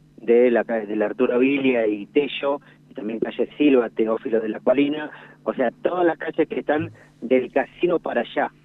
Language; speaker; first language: Spanish; native; Spanish